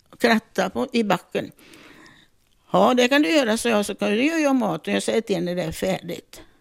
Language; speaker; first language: Swedish; non-native, fluent; Italian